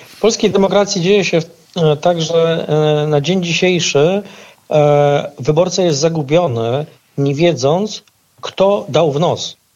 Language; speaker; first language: Polish; native; Polish